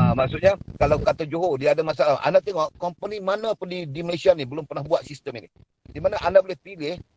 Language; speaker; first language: Malay; native; Malay